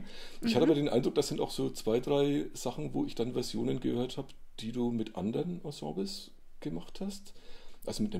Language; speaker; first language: German; native; German